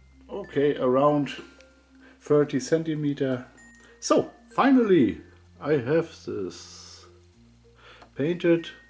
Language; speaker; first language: English; non-native, learner; German